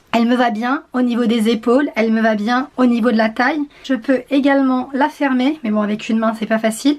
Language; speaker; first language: French; native; French